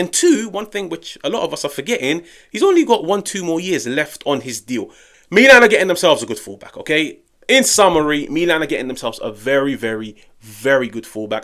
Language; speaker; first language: English; native; English